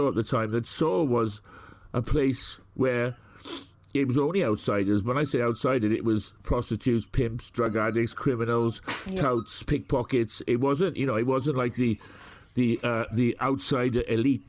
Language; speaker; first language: English; native; English